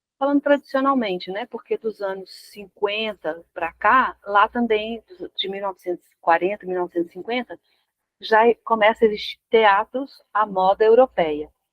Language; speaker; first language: Portuguese; early bilingual, other home language; Spanish